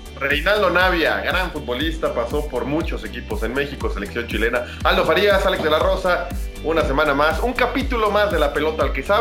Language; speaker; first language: Spanish; native; Spanish